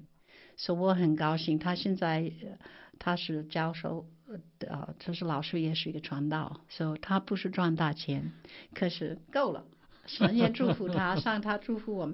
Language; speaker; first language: Chinese; non-native, fluent; English